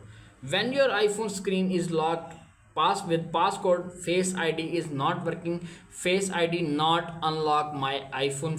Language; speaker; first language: English; non-native, local second language; Urdu